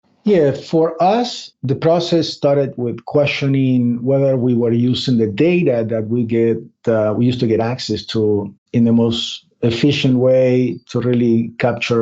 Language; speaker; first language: English; non-native, fluent; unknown